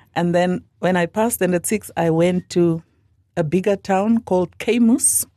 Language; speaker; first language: English; non-native, local second language; Afrikaans